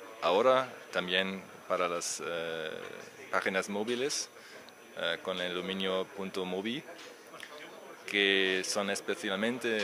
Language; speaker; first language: Spanish; non-native, learner; German